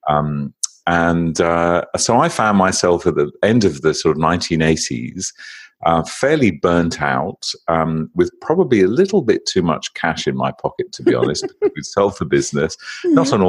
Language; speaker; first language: English; native; English